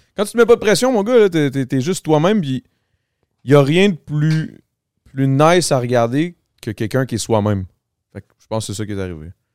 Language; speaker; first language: French; native; French